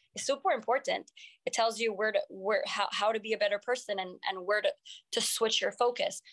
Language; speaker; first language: English; non-native, fluent; French